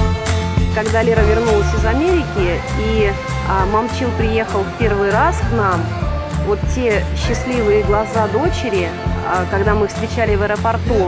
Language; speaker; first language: Russian; native; Russian